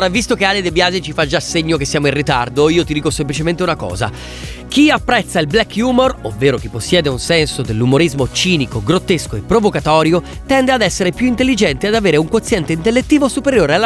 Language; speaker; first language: Italian; native; Italian